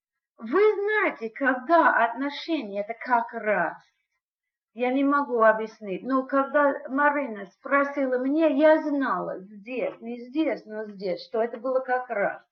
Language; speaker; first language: Russian; non-native, learner; English